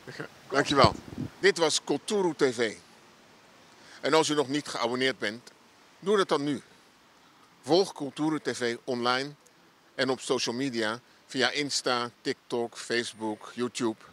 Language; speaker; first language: Dutch; native; Dutch